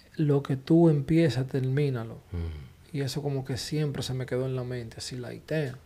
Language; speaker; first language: Spanish; early bilingual, heritage; Spanish